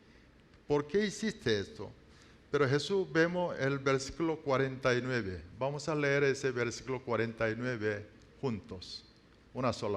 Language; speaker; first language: Spanish; non-native, learner; Korean